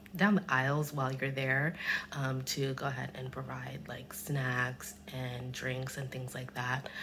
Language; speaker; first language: English; native; English